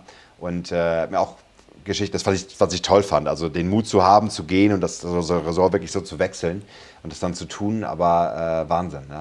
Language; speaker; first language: German; native; German